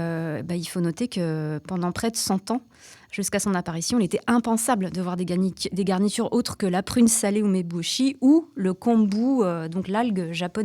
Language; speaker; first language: French; native; French